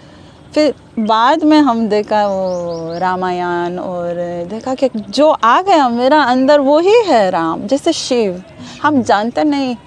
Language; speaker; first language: Hindi; non-native, learner; Hebrew